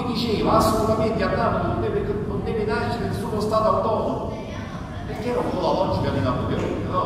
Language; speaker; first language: Italian; native; Italian